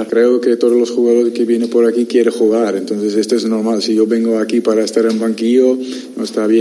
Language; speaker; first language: Spanish; non-native, learner; Dutch